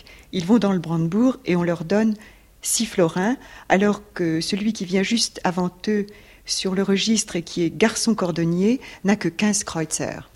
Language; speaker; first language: French; native; French